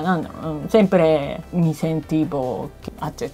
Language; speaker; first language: Italian; non-native, learner; Japanese